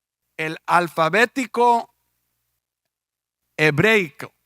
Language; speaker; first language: Spanish; early bilingual, heritage; Spanish